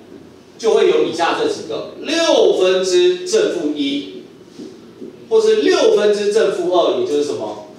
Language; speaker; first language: Chinese; native; Chinese